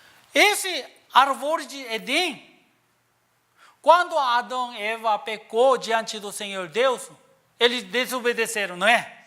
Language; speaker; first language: Portuguese; non-native, learner; Korean